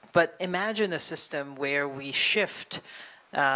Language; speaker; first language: English; native; English